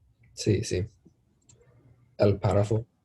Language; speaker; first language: Spanish; non-native, learner; English